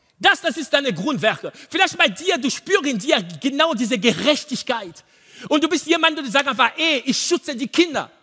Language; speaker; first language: German; non-native, learner; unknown